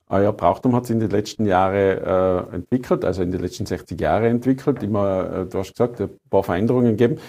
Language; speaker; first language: German; native; German